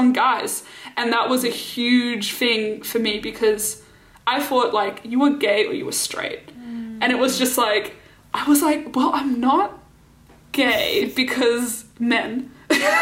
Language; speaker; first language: English; native; English